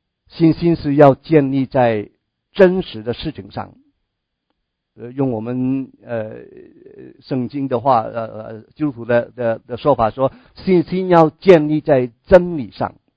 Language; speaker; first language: Chinese; native; Chinese